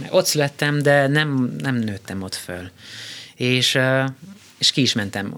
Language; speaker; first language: Hungarian; early bilingual, heritage; Hungarian